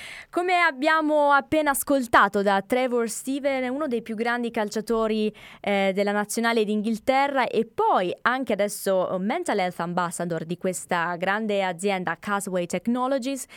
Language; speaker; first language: Italian; native; Italian